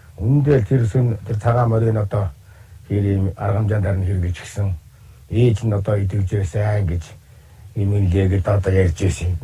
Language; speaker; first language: Mongolian; native; Mongolian